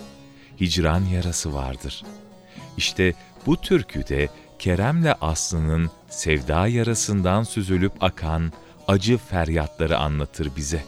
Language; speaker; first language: Turkish; native; Turkish